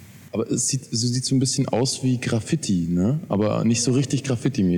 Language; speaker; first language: German; native; German